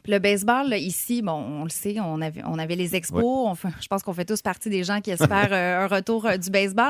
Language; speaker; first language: French; native; French